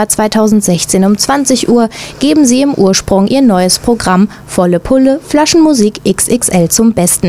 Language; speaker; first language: German; native; German